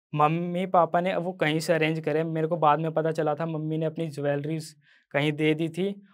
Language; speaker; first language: Hindi; native; Hindi